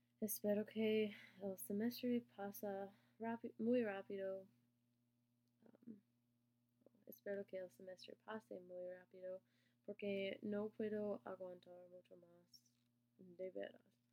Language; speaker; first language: Spanish; non-native, learner; English